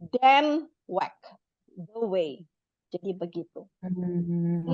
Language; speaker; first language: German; non-native, fluent; Indonesian